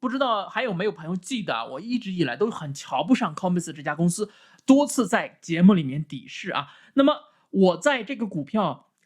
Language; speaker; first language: Chinese; native; Chinese